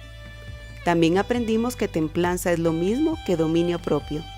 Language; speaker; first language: Spanish; native; Spanish